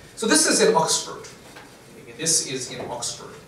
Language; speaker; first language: English; non-native, fluent; Chinese